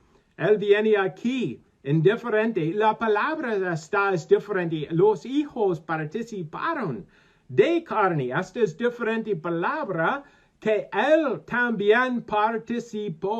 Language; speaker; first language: Spanish; non-native, learner; English